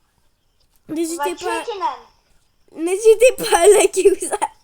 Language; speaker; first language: French; native; French